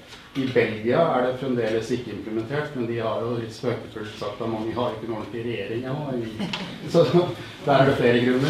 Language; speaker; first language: Norwegian; native; Norwegian